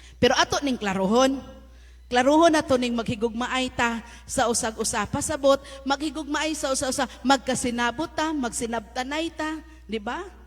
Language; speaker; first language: Cebuano; native; Cebuano